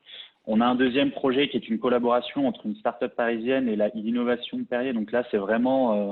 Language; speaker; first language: French; native; French